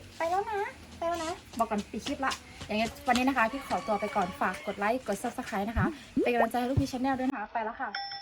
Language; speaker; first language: Thai; non-native, local second language; Western Kayah